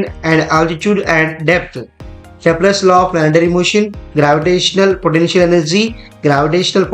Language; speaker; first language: English; non-native, local second language; Telugu